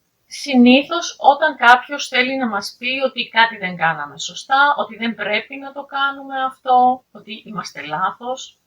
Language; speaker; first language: Greek; native; Greek